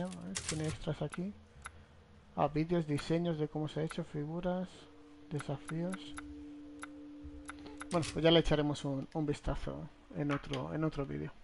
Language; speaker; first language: Spanish; native; Spanish